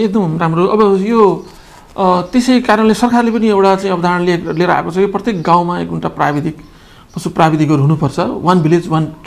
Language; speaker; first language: Nepali; native; Nepali